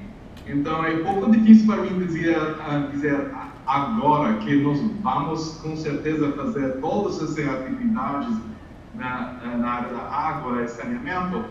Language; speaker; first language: Portuguese; non-native, fluent; English